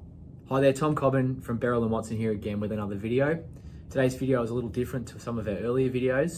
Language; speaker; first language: English; native; English